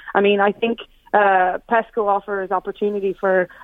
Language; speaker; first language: English; native; English